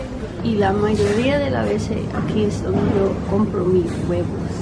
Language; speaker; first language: Spanish; early bilingual, heritage; Spanish